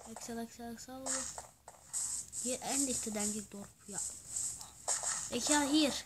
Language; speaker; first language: Dutch; early bilingual, other home language; Turkish